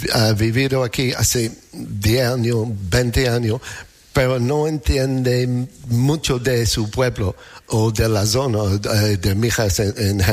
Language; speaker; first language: Spanish; non-native, learner; English